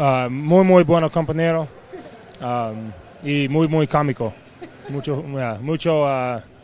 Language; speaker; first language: Spanish; non-native, learner; English